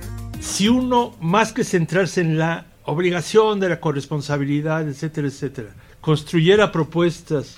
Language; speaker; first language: Spanish; native; Spanish